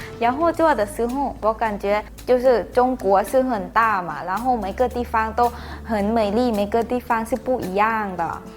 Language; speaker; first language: Chinese; non-native, fluent; Lao